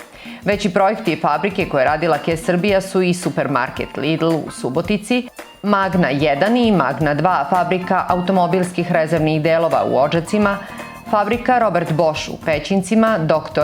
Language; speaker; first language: Serbian; native; Serbian